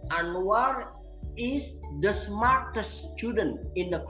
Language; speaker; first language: English; non-native, learner; Indonesian